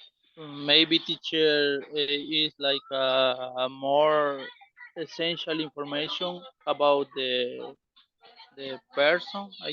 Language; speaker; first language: English; non-native, learner; Spanish